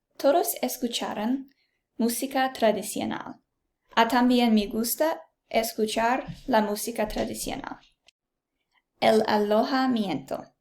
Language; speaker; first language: Spanish; non-native, learner; English